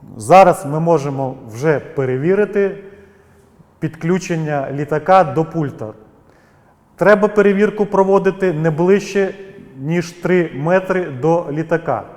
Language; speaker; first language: Ukrainian; native; Ukrainian